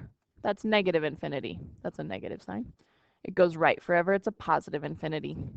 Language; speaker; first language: English; native; English